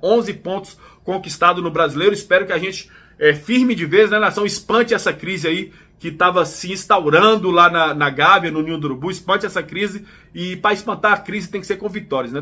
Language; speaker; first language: Portuguese; native; Portuguese